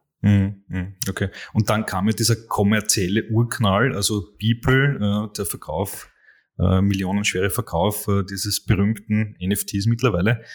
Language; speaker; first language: German; native; German